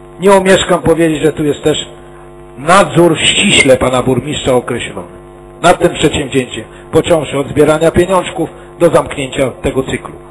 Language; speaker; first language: Polish; native; Polish